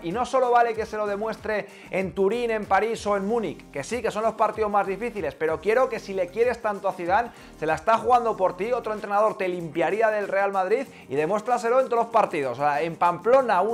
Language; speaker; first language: Spanish; native; Spanish